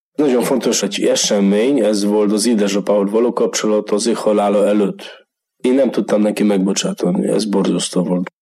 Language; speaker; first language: Hungarian; non-native, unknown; Polish